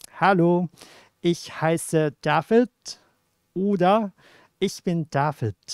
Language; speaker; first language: German; non-native, fluent; Cantonese